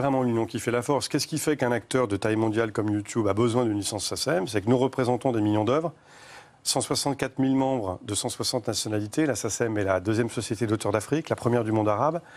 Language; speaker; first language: French; native; French